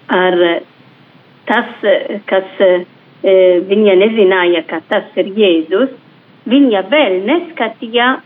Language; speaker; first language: Latvian; non-native, fluent; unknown